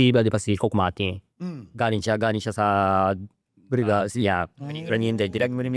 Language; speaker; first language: Filipino; non-native, learner; Japanese